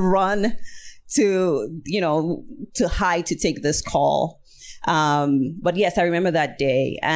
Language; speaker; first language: English; non-native, local second language; Yoruba